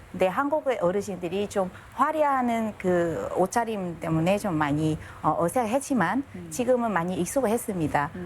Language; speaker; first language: Korean; non-native, fluent; Vietnamese